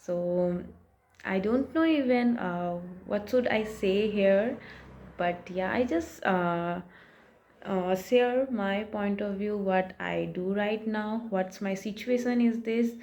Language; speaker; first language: English; non-native, learner; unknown